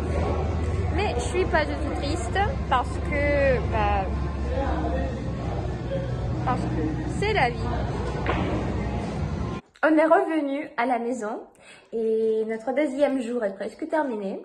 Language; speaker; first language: French; non-native, fluent; Russian